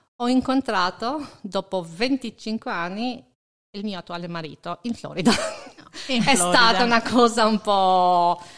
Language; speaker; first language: Italian; non-native, fluent; Albanian